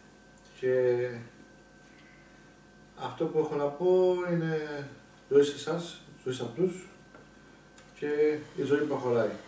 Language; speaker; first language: Greek; native; Greek